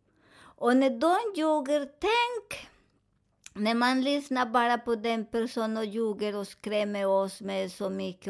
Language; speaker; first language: Swedish; non-native, learner; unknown